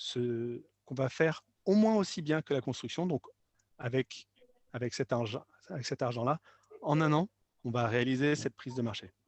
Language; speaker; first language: French; native; French